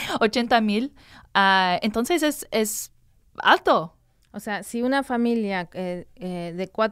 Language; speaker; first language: Spanish; non-native, learner; English